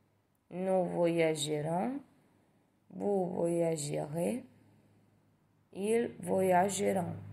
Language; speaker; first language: French; non-native, fluent; Italian